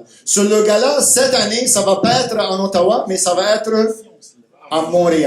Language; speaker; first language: French; non-native, fluent; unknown